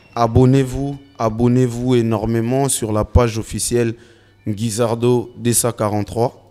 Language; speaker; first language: French; non-native, local second language; Lingala